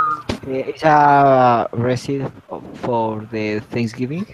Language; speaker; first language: English; non-native, learner; Spanish